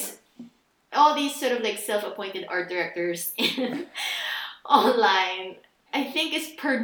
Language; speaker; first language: English; non-native, local second language; Filipino